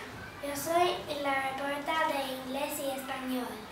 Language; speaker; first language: Spanish; non-native, learner; English